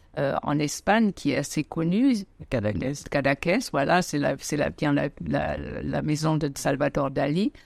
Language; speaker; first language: French; non-native, fluent; German